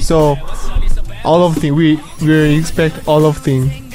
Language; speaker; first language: English; non-native, learner; Korean